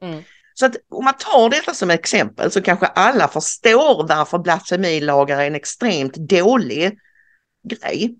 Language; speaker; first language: Swedish; native; Swedish